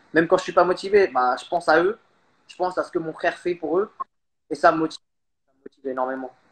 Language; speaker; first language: French; early bilingual, other home language; Khmer